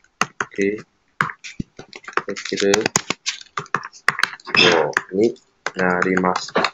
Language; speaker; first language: Japanese; non-native, fluent; Vietnamese